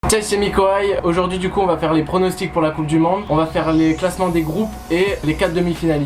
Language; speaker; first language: French; native; French